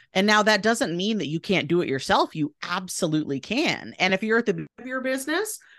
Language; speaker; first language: English; native; English